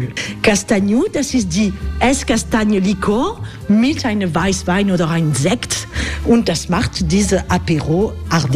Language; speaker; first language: German; non-native, learner; French